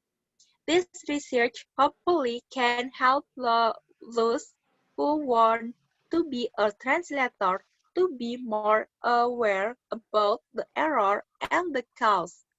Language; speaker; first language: English; non-native, learner; Indonesian